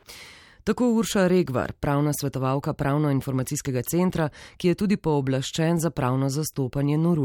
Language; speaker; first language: Slovenian; native; Slovenian